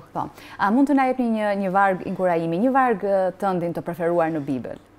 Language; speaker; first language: Albanian; native; Albanian